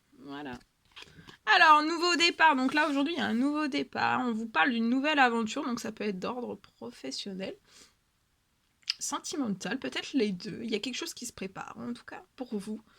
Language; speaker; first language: French; native; French